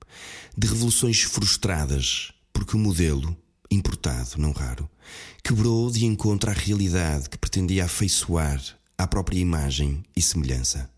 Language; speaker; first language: Portuguese; native; Portuguese